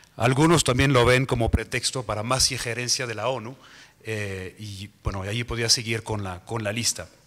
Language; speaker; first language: Spanish; non-native, fluent; French